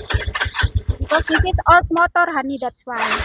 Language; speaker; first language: English; non-native, learner; Indonesian